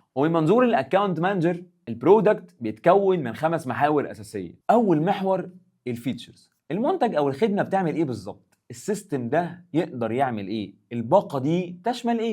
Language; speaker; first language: Arabic; native; Arabic